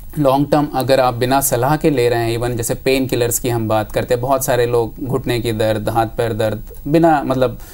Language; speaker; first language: Hindi; native; Hindi